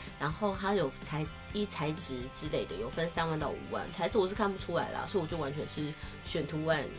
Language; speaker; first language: Chinese; native; Chinese